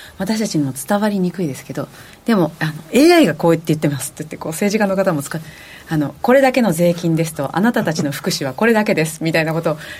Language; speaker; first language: Japanese; native; Japanese